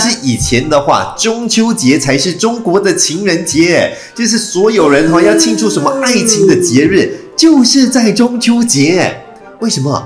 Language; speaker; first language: Chinese; native; Chinese